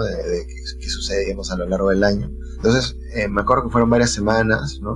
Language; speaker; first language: Spanish; native; Spanish